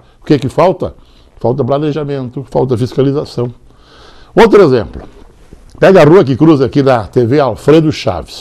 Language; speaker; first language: Portuguese; native; Portuguese